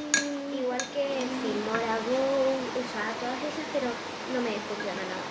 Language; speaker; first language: Spanish; native; Spanish